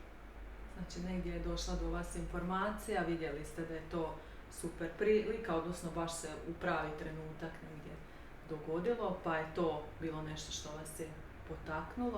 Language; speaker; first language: Croatian; native; Croatian